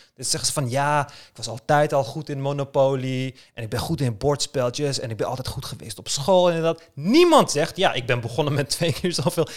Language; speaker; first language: Dutch; early bilingual, other home language; Turkish